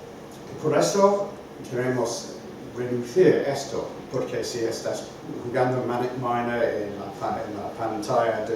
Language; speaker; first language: Spanish; non-native, fluent; English